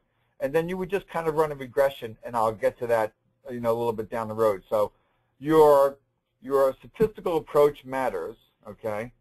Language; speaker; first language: English; native; English